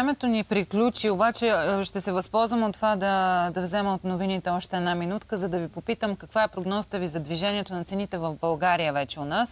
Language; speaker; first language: Bulgarian; native; Bulgarian